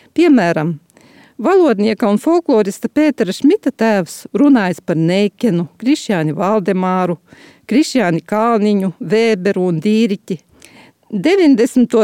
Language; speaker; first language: Latvian; native; Latvian